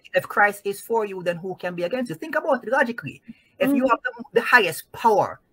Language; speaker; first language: English; non-native, local second language; Jamaican Creole English